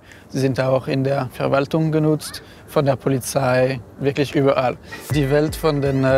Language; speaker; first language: German; non-native, fluent; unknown